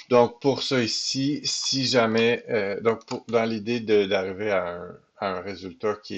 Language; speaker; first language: French; native; French